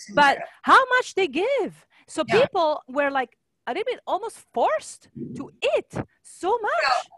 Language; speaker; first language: English; non-native, fluent; Italian